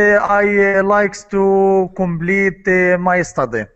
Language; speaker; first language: English; non-native, learner; Arabic